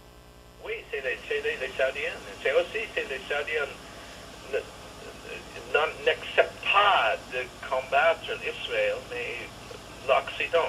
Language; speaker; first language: French; non-native, learner; English